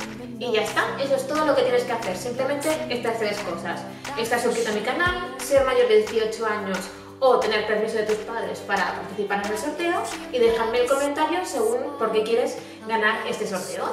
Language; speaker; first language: Spanish; native; Spanish